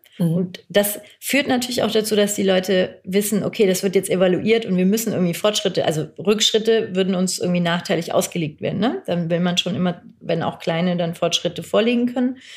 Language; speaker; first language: German; early bilingual, other home language; Turkish